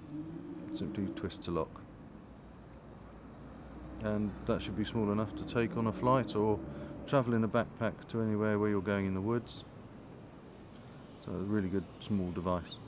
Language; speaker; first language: English; native; English